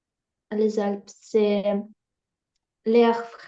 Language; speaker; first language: French; non-native, learner; Ukrainian